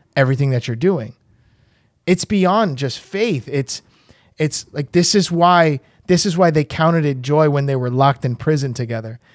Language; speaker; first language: English; native; English